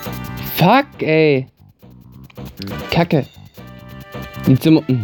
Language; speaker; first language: German; native; German